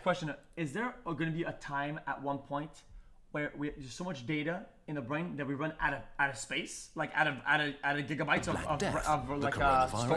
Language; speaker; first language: English; non-native, local second language; French